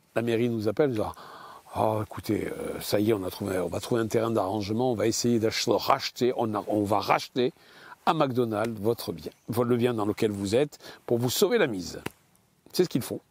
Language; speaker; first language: French; native; French